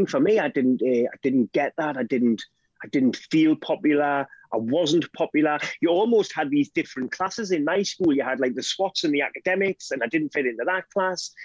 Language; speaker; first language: English; native; English